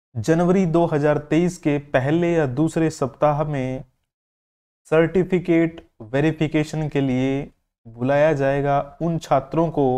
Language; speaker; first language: Hindi; native; Hindi